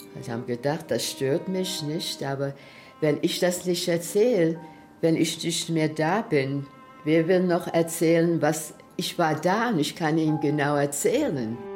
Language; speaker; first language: German; early bilingual, heritage; German